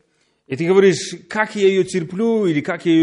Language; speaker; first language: Polish; non-native, learner; Russian